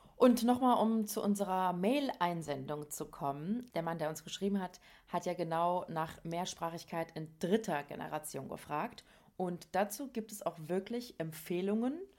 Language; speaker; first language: German; native; German